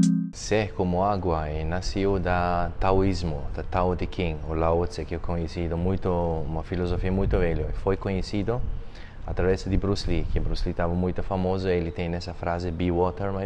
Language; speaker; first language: Portuguese; non-native, fluent; German